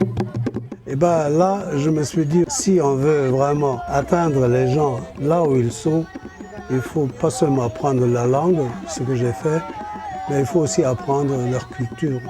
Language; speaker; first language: French; non-native, fluent; German